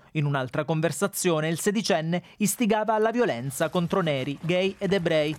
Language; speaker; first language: Italian; native; Italian